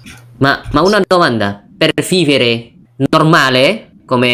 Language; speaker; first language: Italian; non-native, learner; Indonesian